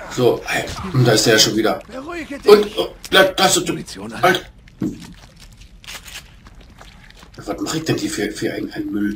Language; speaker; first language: German; native; German